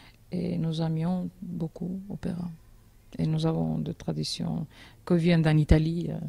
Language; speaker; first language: French; non-native, learner; Georgian